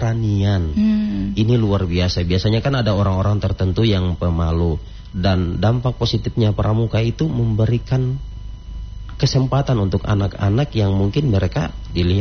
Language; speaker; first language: Indonesian; native; Indonesian